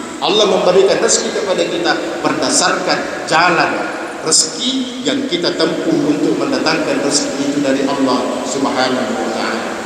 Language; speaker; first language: Malay; non-native, local second language; Buginese